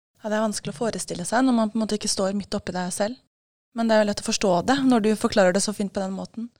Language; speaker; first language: Norwegian; native; Norwegian